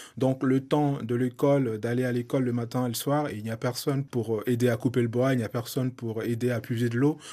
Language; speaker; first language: French; non-native, local second language; Soninke